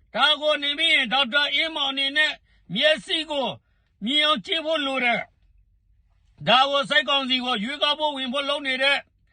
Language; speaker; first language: Burmese; native; Burmese